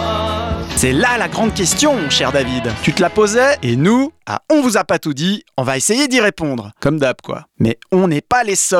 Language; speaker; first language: French; native; French